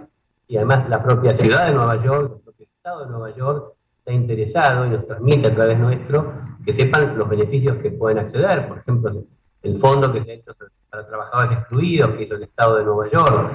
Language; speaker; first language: Spanish; native; Spanish